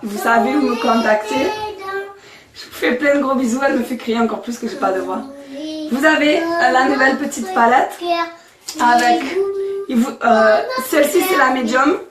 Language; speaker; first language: French; native; French